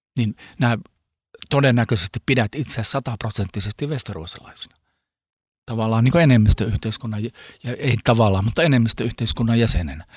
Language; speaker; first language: Finnish; early bilingual, heritage; Finnish